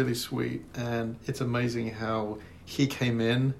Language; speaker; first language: English; native; English